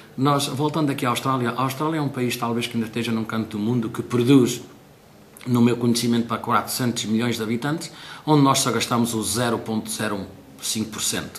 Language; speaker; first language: Portuguese; native; Portuguese